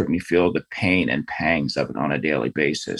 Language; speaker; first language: English; native; English